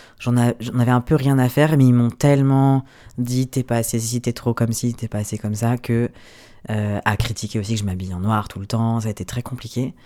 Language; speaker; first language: French; native; French